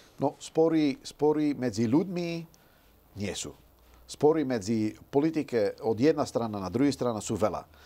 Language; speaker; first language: Slovak; non-native, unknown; Dutch